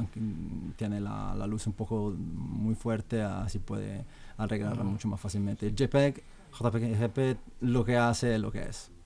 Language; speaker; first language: Spanish; non-native, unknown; Italian